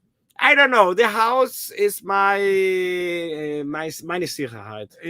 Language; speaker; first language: English; non-native, learner; German